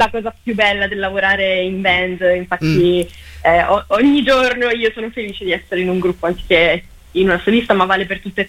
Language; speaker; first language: Italian; native; Italian